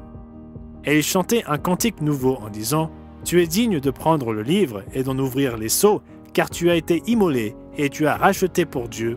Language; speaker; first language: French; native; French